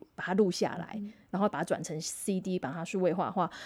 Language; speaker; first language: Chinese; non-native, local second language; Min Nan Chinese